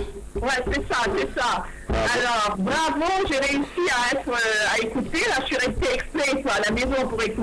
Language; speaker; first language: French; non-native, learner; Arabic